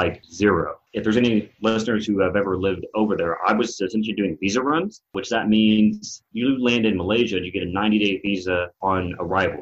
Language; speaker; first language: English; native; English